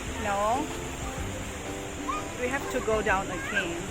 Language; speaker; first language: English; non-native, learner; Indonesian